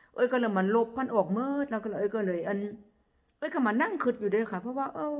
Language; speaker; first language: Northeastern Thai; non-native, local second language; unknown